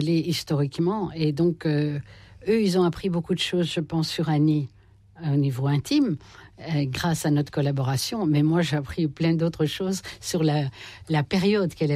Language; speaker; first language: French; native; French